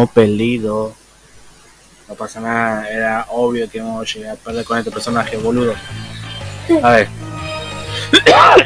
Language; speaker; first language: Spanish; native; Spanish